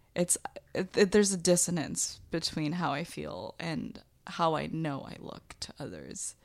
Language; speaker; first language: English; early bilingual, other home language; Bangla